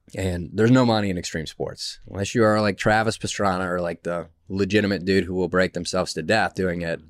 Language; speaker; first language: English; native; English